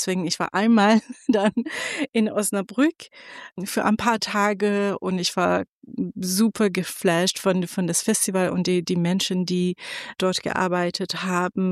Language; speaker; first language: German; non-native, fluent; Persian